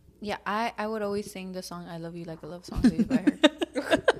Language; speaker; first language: English; early bilingual, other home language; Spanish